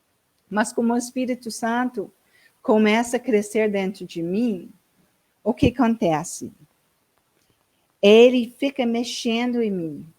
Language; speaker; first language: Portuguese; non-native, learner; English